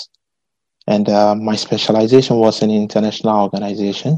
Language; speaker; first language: English; non-native, local second language; Akan